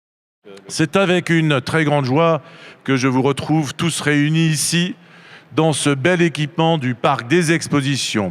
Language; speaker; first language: French; native; French